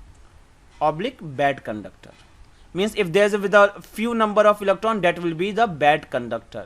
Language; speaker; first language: English; non-native, local second language; Hindi